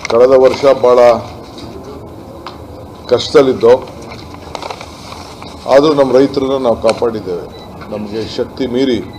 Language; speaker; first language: Kannada; native; Kannada